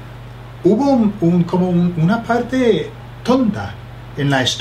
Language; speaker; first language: Spanish; non-native, fluent; English